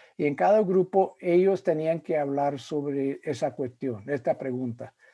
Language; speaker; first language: Spanish; non-native, fluent; English